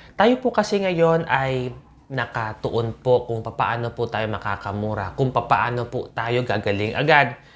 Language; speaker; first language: Filipino; native; Filipino